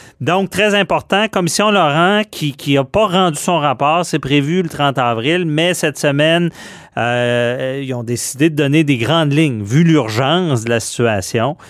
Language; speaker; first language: French; native; French